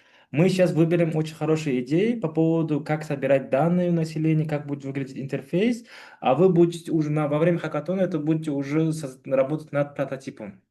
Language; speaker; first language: Russian; non-native, local second language; Uzbek